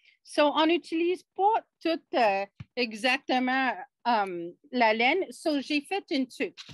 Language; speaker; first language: French; non-native, fluent; English